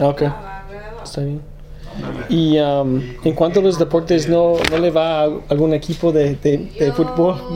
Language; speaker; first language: Spanish; early bilingual, other home language; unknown